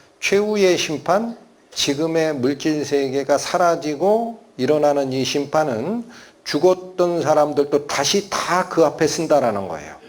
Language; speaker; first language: Korean; native; Korean